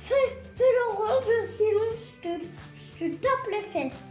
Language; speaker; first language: French; native; French